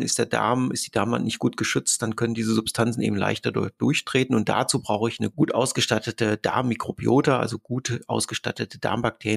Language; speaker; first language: German; native; German